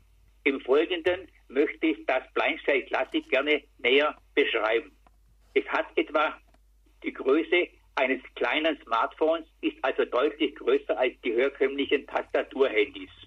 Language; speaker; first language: German; native; German